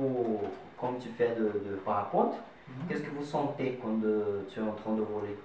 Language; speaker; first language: French; non-native, learner; Portuguese